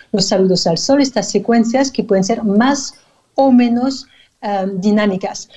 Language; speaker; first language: Spanish; non-native, fluent; French